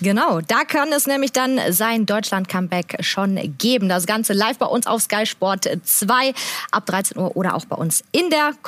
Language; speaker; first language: German; native; German